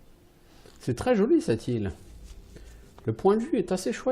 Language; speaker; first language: French; native; French